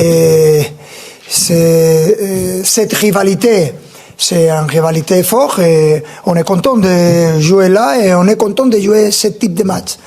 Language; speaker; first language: French; non-native, learner; Spanish